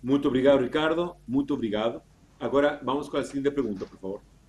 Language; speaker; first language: Portuguese; non-native, fluent; Spanish